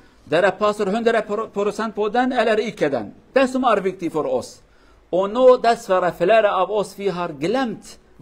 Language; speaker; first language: Norwegian; non-native, fluent; Kurdish